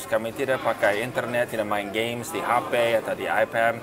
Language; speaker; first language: Indonesian; non-native, fluent; English